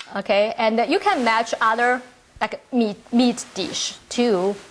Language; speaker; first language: English; non-native, learner; Chinese